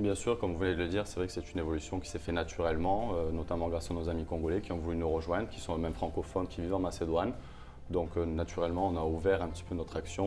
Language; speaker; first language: French; native; French